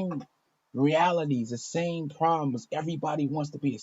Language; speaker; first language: English; native; English